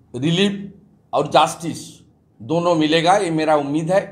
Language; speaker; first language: Hindi; non-native, local second language; Bangla